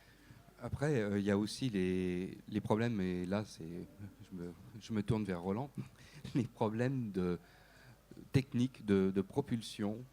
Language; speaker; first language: French; native; French